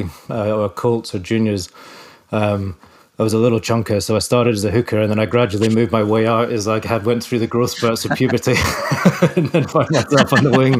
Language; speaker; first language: English; native; English